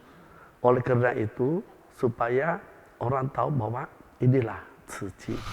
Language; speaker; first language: Indonesian; native; Indonesian